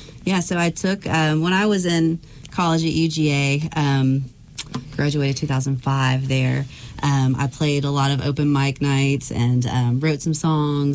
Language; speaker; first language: English; native; English